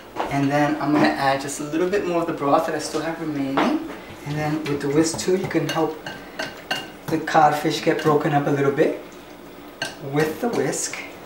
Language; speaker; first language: English; early bilingual, other home language; Spanish